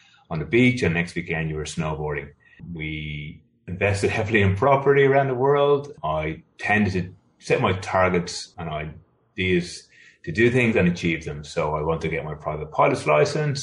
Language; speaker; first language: English; native; English